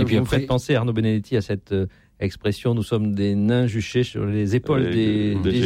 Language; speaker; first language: French; native; French